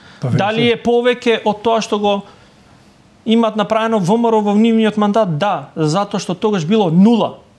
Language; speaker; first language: Macedonian; non-native, local second language; Albanian